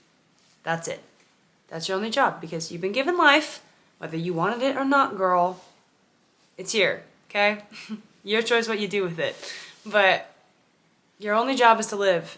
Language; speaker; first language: English; native; English